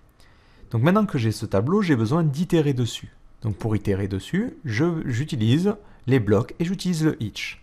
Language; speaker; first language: French; native; French